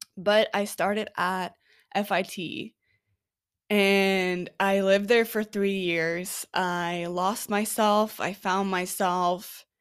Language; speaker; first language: English; non-native, fluent; Norwegian